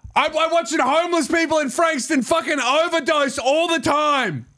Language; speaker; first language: English; native; English